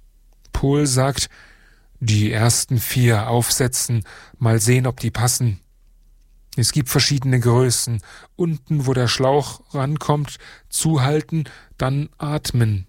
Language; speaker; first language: German; native; German